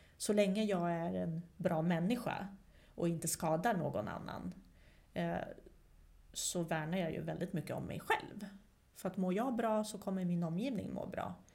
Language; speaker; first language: Swedish; non-native, fluent; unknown